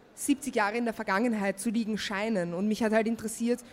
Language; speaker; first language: German; native; German